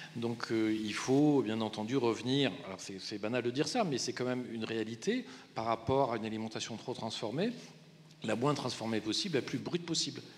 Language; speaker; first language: French; native; French